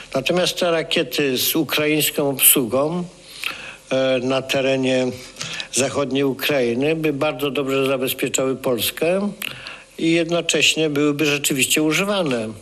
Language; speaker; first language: Polish; native; Polish